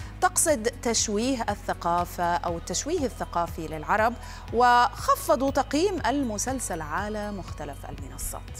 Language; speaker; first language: Arabic; native; Arabic